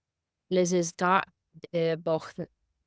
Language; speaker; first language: French; non-native, learner; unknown